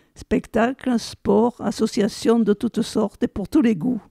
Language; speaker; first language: French; native; French